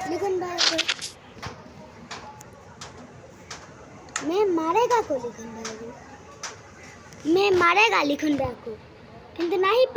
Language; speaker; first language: Hindi; non-native, learner; Bangla